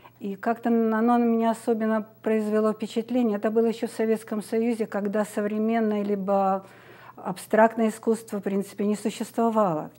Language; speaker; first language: Russian; native; Russian